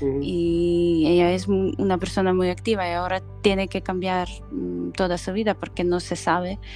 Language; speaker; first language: Spanish; non-native, fluent; Ukrainian